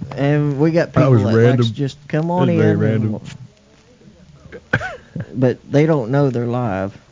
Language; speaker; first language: English; native; English